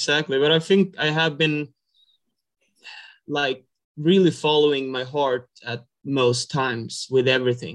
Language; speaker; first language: English; non-native, fluent; Swedish